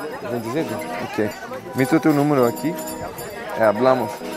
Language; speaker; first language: Spanish; non-native, learner; English